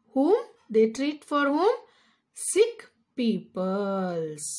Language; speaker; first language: Hindi; non-native, local second language; Kannada